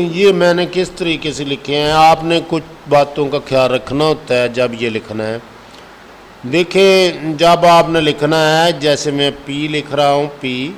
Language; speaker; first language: Urdu; non-native, local second language; Punjabi